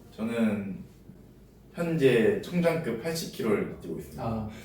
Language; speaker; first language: Korean; native; Korean